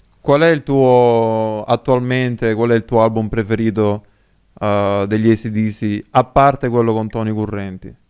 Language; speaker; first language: Italian; native; Italian